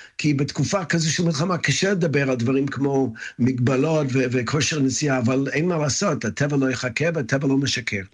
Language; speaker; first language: Hebrew; non-native, fluent; English